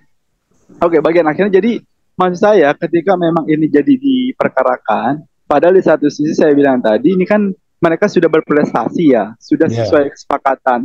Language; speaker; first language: Indonesian; native; Indonesian